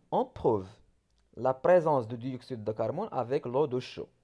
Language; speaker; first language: French; non-native, local second language; Arabic